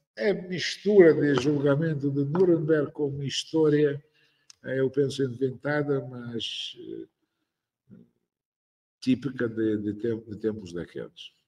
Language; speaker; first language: Portuguese; non-native, fluent; Russian